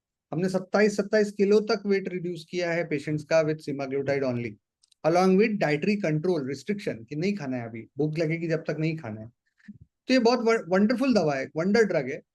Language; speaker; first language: Hindi; native; Hindi